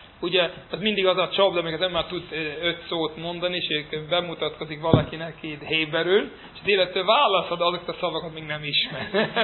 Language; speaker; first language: Hungarian; non-native, fluent; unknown